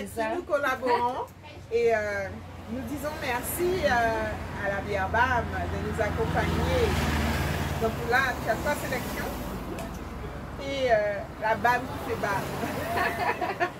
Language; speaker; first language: French; native; French